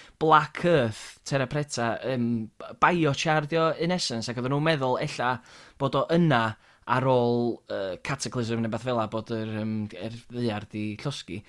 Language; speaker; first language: Welsh; native; Welsh